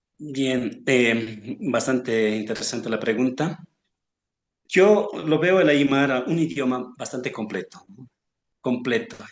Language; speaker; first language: Spanish; non-native, local second language; Aymara